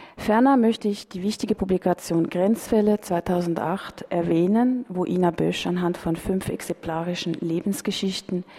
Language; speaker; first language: German; native; German